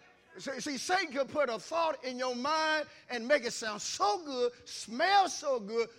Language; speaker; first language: English; native; English